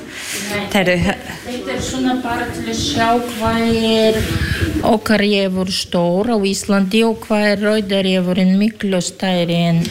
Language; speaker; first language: Icelandic; non-native, learner; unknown